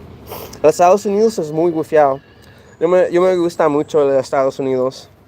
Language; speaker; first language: Spanish; early bilingual, heritage; English